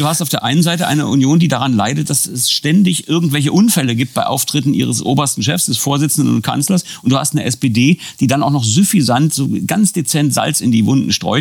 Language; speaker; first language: German; native; German